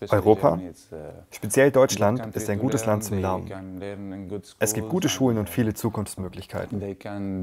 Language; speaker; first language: German; non-native, fluent; Arabic